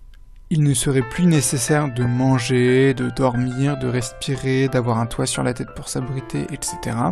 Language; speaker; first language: French; native; French